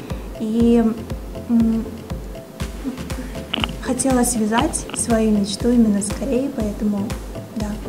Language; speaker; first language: Russian; non-native, local second language; Kazakh